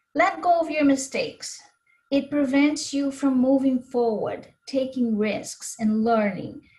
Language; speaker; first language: English; non-native, fluent; Portuguese